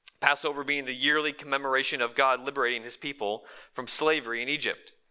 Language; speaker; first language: English; native; English